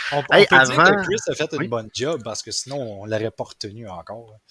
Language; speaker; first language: French; native; French